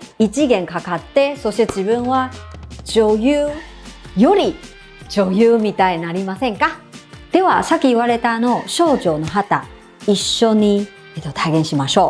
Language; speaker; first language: Japanese; non-native, fluent; Chinese